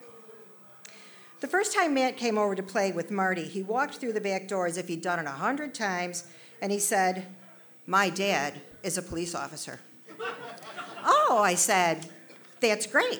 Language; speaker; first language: English; native; English